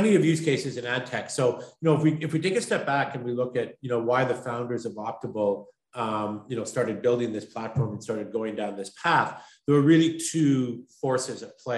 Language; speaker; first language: English; native; English